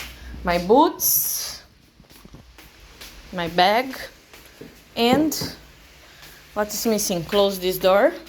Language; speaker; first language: English; non-native, learner; Portuguese